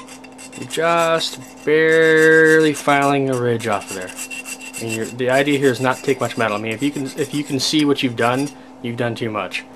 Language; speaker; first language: English; native; English